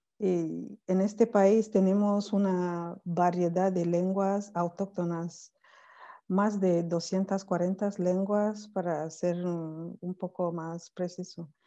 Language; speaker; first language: Spanish; non-native, fluent; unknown